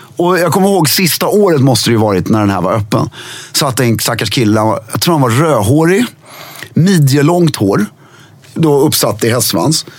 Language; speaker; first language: Swedish; native; Swedish